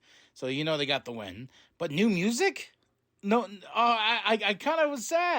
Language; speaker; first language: English; native; English